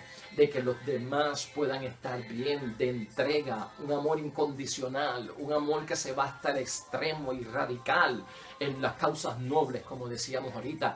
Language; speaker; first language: Spanish; native; Spanish